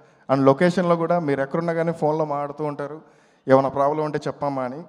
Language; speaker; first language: Telugu; native; Telugu